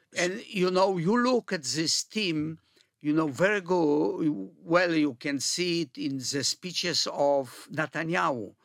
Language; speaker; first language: English; early bilingual, other home language; Polish